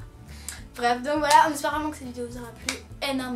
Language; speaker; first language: French; native; French